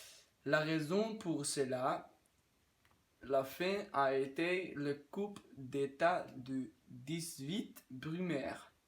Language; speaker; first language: French; non-native, learner; Dutch